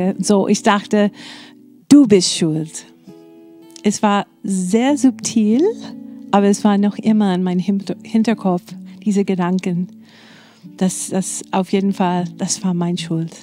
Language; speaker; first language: German; non-native, fluent; English